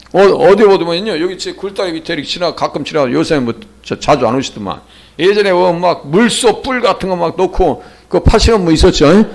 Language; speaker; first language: Korean; native; Korean